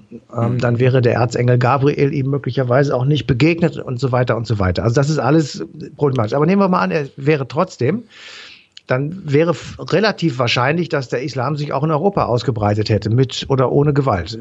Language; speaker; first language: German; native; German